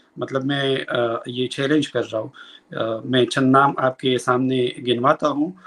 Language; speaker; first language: Urdu; non-native, local second language; Pashto